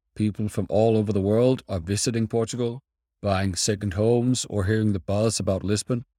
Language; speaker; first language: English; non-native, fluent; Danish